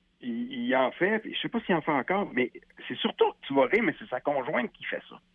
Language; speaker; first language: French; native; French